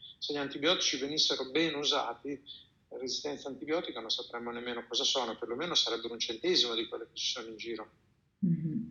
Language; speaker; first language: Italian; native; Italian